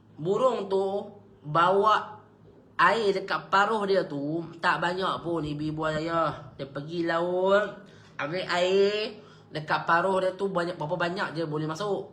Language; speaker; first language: Malay; native; Malay